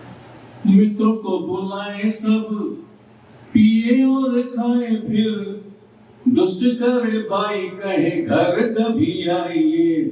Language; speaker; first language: Hindi; native; Hindi